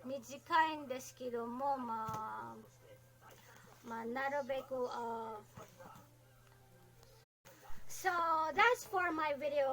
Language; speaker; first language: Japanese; non-native, learner; Filipino